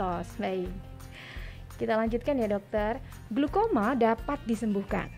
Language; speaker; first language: Indonesian; native; Indonesian